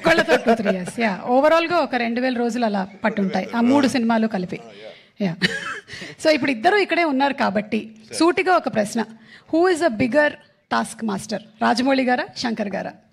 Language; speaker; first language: Telugu; native; Telugu